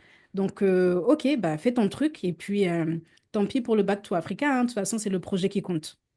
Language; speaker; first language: French; native; French